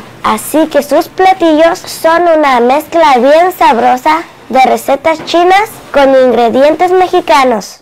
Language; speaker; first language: Spanish; early bilingual, other home language; Cantonese